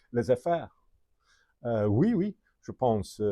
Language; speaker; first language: French; non-native, fluent; English